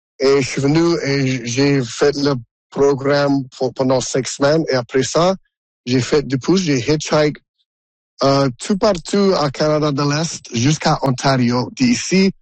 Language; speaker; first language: French; non-native, local second language; English